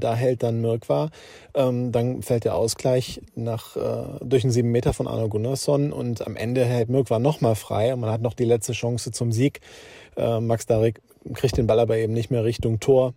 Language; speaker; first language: German; native; German